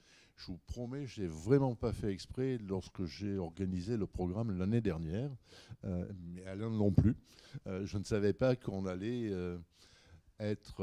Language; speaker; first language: French; native; French